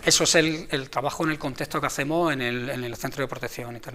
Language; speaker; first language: Spanish; native; Spanish